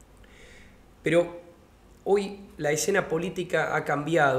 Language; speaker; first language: Spanish; native; Spanish